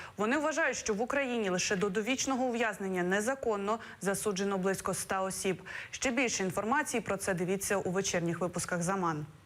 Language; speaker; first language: Ukrainian; native; Ukrainian